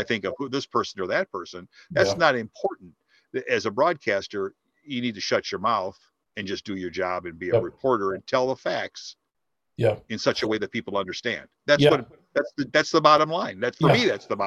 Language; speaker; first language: English; native; English